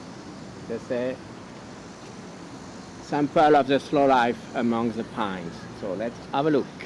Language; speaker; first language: English; non-native, learner; French